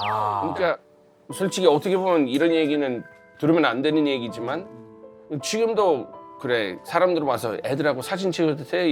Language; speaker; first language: Korean; non-native, fluent; English